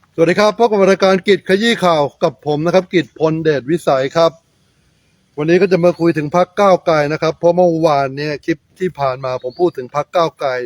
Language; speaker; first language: Thai; native; Thai